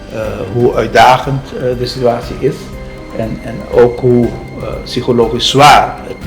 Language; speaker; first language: Dutch; non-native, local second language; Papiamento